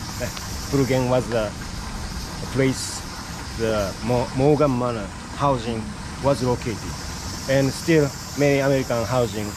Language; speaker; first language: English; non-native, learner; Japanese